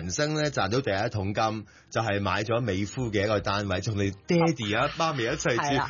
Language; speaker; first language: Cantonese; native; Cantonese